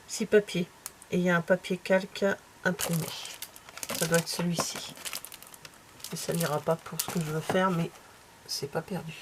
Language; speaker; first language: French; native; French